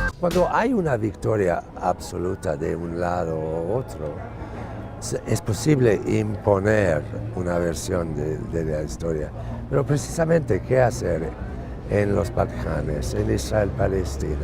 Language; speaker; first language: Spanish; non-native, fluent; English